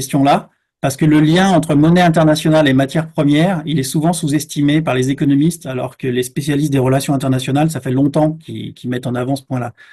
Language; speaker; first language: French; native; French